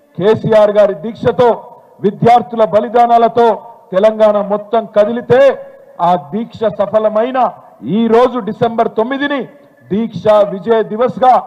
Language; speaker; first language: Telugu; native; Telugu